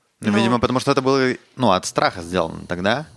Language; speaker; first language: Russian; native; Russian